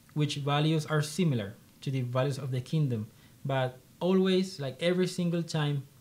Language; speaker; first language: English; non-native, fluent; Spanish